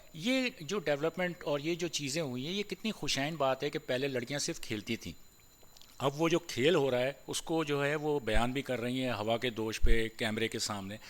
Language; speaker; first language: Urdu; native; Urdu